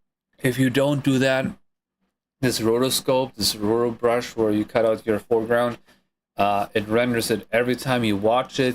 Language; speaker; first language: English; non-native, fluent; German